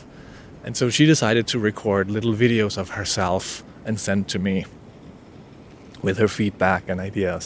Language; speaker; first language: English; non-native, fluent; Danish